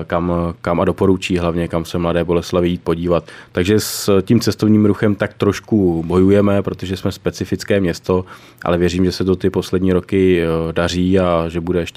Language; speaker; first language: Czech; native; Czech